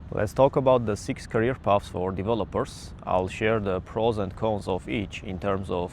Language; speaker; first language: English; non-native, fluent; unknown